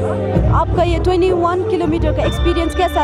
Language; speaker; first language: Hindi; non-native, local second language; Nepali